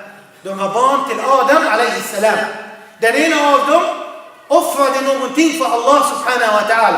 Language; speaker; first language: Swedish; non-native, fluent; Arabic